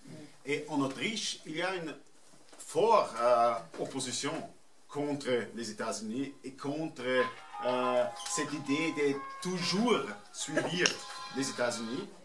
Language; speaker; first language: French; non-native, fluent; German